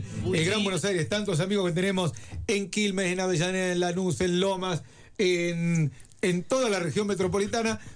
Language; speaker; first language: Spanish; native; Spanish